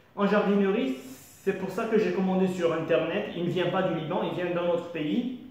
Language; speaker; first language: French; non-native, local second language; Arabic